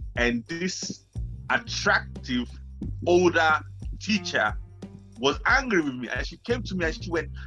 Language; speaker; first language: English; non-native, local second language; Yoruba